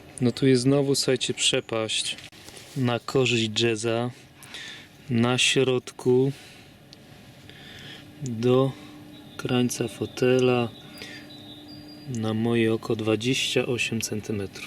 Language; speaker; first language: Polish; native; Polish